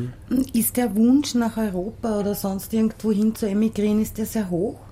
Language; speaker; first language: German; native; German